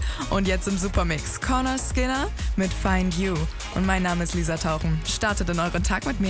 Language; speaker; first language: German; native; German